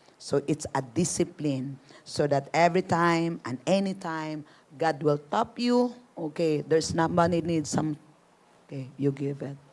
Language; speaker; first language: English; non-native, local second language; Filipino